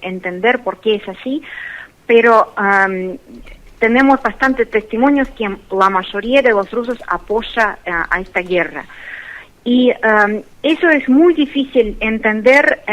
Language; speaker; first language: Spanish; non-native, fluent; Russian